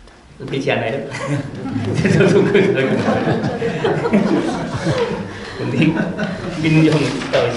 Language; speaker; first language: Korean; non-native, fluent; Nepali